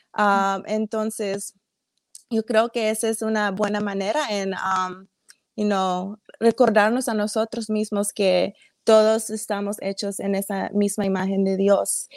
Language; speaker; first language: Spanish; early bilingual, heritage; English